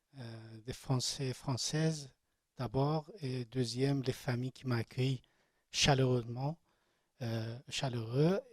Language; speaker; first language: French; non-native, learner; Persian